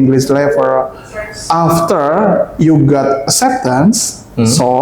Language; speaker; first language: English; non-native, local second language; Indonesian